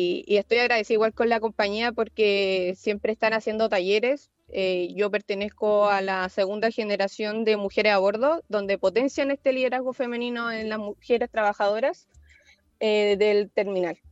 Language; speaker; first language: Spanish; native; Spanish